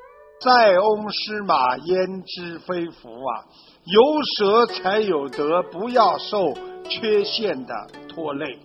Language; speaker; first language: Chinese; native; Chinese